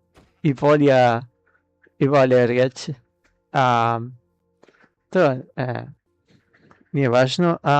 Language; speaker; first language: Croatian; non-native, learner; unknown